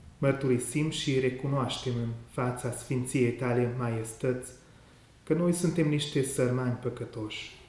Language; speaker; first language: Romanian; non-native, local second language; Hungarian